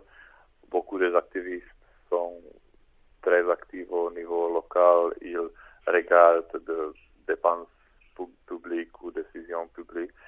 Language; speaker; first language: French; non-native, fluent; Czech